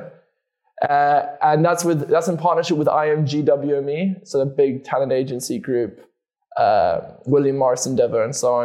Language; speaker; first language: English; native; English